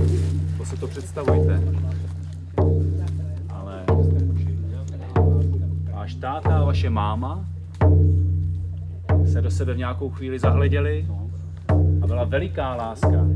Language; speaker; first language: Czech; native; Czech